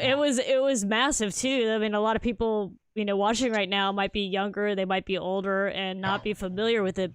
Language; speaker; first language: English; native; English